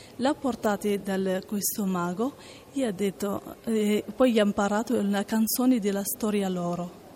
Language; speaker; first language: Italian; non-native, learner; Arabic